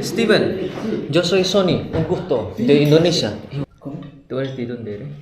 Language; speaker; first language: Spanish; non-native, fluent; Indonesian